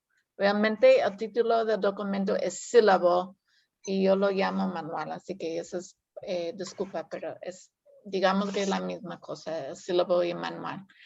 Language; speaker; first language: Spanish; non-native, fluent; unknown